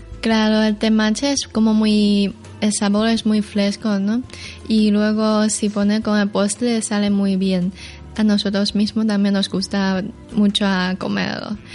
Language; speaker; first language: Spanish; non-native, learner; Chinese